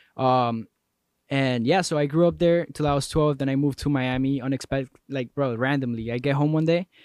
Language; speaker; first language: English; early bilingual, other home language; Spanish